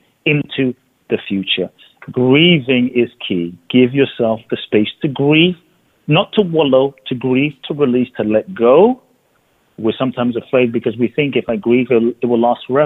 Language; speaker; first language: English; native; English